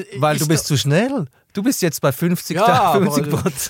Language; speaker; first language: German; native; German